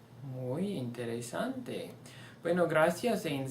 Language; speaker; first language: Spanish; non-native, fluent; English